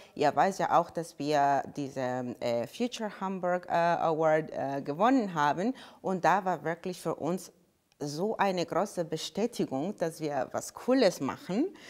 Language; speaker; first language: German; non-native, fluent; Spanish